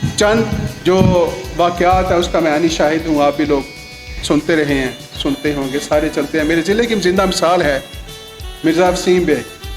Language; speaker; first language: Urdu; non-native, local second language; Punjabi